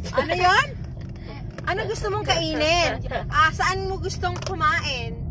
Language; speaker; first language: Filipino; native; Filipino